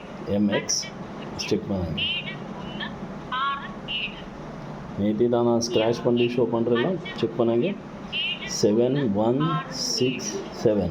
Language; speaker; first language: Tamil; non-native, local second language; Kannada